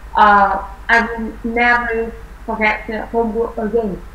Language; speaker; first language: English; non-native, fluent; Vietnamese